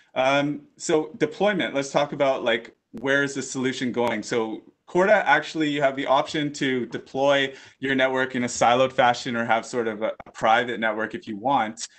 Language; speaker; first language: English; native; English